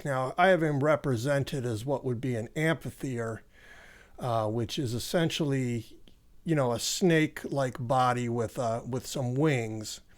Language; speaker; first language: English; native; English